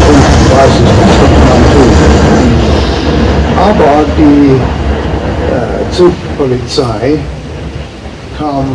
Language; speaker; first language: German; early bilingual, heritage; German